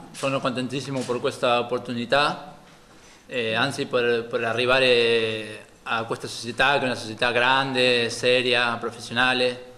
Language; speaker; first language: Italian; non-native, fluent; Spanish